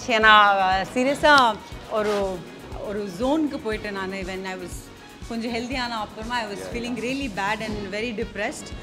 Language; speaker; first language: Tamil; non-native, local second language; Assamese